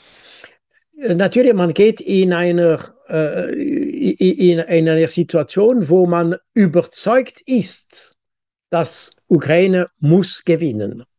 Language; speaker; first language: German; non-native, local second language; French